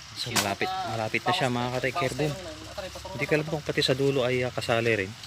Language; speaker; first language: Filipino; non-native, local second language; Iloko